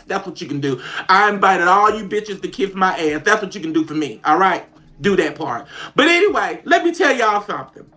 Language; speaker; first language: English; native; English